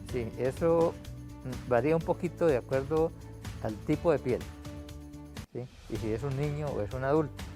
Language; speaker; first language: Spanish; native; Spanish